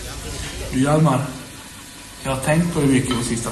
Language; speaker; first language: Swedish; native; Swedish